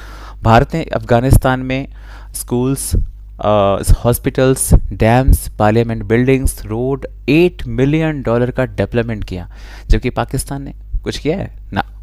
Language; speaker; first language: Hindi; native; Hindi